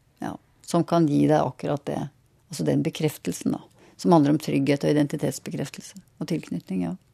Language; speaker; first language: Norwegian; native; Norwegian